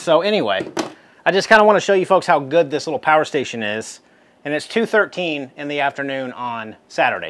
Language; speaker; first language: English; native; English